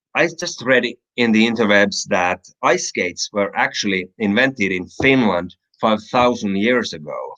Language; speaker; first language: English; non-native, fluent; Finnish